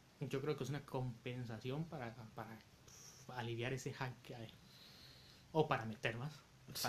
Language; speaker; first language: Spanish; native; Spanish